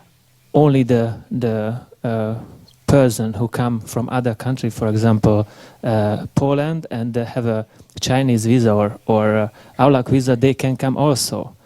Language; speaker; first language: English; non-native, learner; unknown